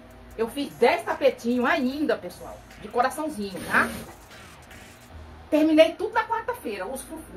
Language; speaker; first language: Portuguese; native; Portuguese